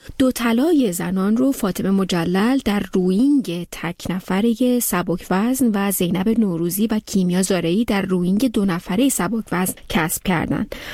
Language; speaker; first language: Persian; native; Persian